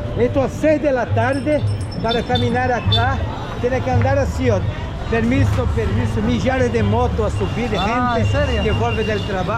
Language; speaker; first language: Spanish; non-native, fluent; Portuguese